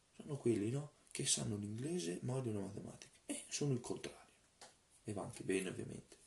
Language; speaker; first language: Italian; early bilingual, other home language; Russian